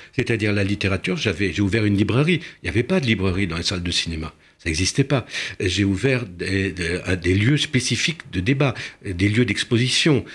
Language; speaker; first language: French; early bilingual, other home language; Romanian